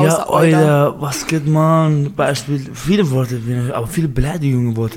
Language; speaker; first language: German; non-native, learner; Baluchi